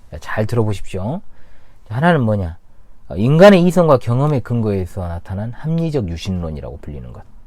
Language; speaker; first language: Korean; native; Korean